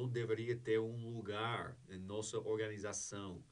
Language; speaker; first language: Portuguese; non-native, learner; English